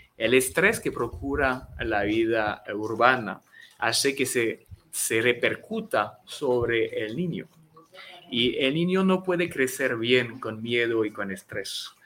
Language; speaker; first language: Spanish; non-native, fluent; French